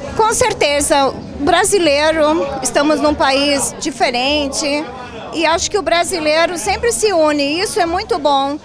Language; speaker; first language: Portuguese; native; Portuguese